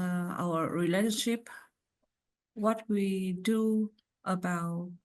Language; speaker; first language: English; non-native, learner; Vietnamese